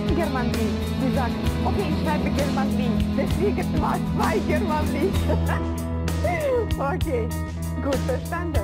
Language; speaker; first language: German; non-native, fluent; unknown